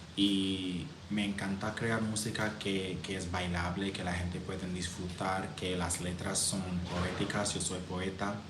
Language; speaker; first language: Spanish; non-native, fluent; English